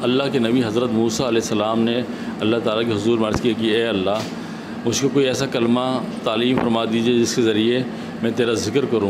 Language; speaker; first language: Urdu; native; Urdu